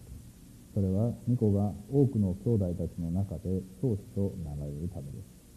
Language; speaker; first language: Japanese; native; Japanese